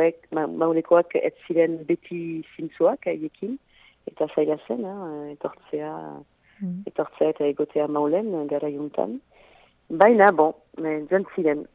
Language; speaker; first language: Basque; non-native, local second language; French